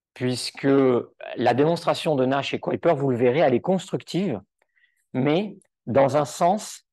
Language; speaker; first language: French; native; French